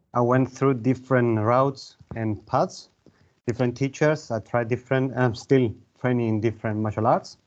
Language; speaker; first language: English; non-native, fluent; Greek